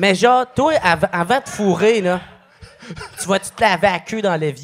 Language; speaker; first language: French; native; French